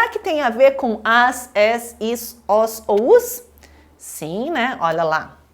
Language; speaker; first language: Portuguese; native; Portuguese